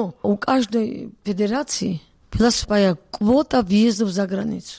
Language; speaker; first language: Russian; non-native, local second language; Georgian